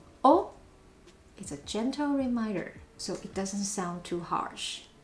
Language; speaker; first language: English; non-native, fluent; Chinese